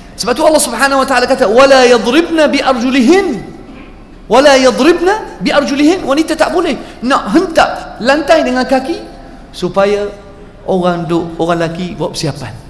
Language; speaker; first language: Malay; non-native, fluent; Arabic